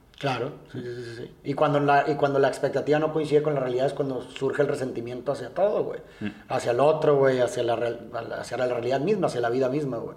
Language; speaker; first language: Spanish; native; Spanish